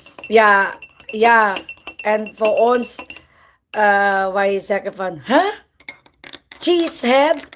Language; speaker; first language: Dutch; non-native, learner; Filipino